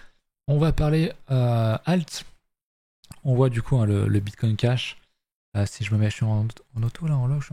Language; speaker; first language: French; native; French